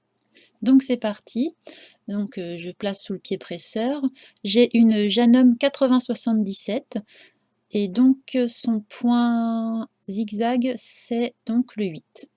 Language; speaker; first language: French; native; French